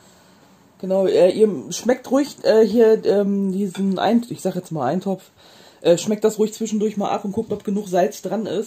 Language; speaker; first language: German; native; German